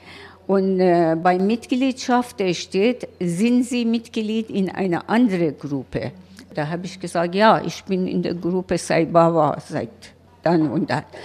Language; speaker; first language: German; non-native, learner; Persian